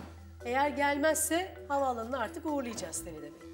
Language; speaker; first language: Turkish; native; Turkish